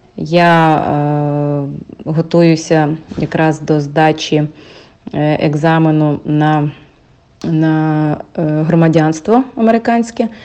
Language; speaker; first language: Ukrainian; native; Ukrainian